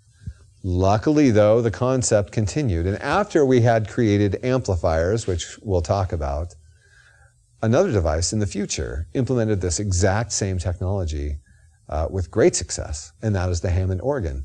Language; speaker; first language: English; native; English